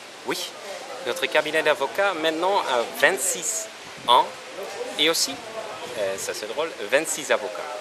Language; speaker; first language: French; non-native, fluent; Dutch